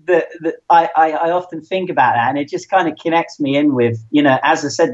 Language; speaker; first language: English; native; English